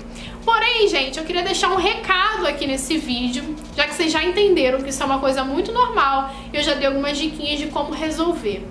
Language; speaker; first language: Portuguese; native; Portuguese